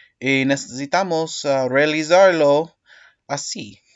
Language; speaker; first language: Spanish; non-native, learner; English